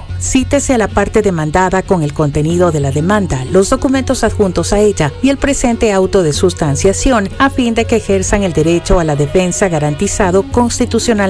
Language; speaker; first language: Spanish; native; Spanish